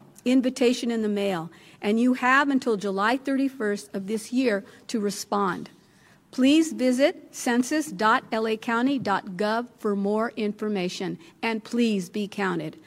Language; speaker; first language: English; early bilingual, other home language; Spanish